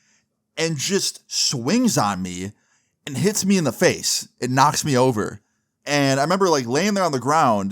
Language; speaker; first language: English; native; English